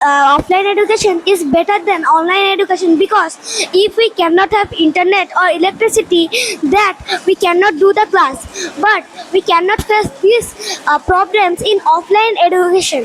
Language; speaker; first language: English; non-native, learner; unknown